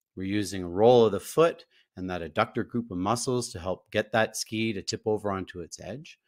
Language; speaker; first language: English; native; English